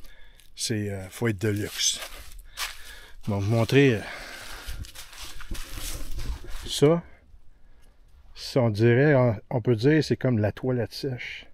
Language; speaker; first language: French; native; French